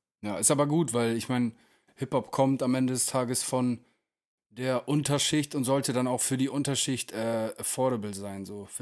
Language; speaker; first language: German; native; German